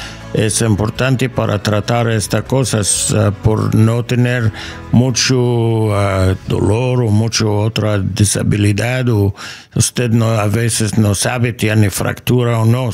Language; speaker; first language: Spanish; non-native, learner; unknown